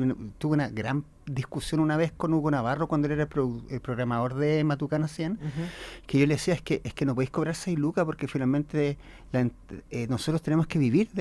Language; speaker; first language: Spanish; native; Spanish